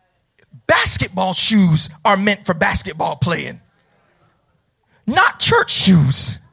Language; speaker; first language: English; native; English